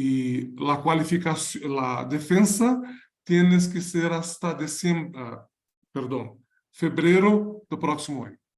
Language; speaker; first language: Spanish; non-native, learner; Portuguese